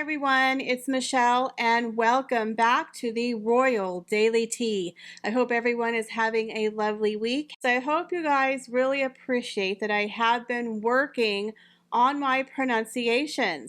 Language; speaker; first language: English; native; English